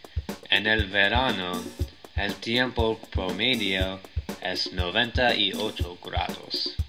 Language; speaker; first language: Spanish; non-native, learner; English